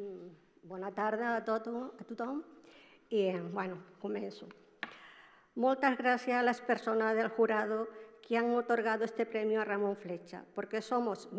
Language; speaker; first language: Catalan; non-native, local second language; Spanish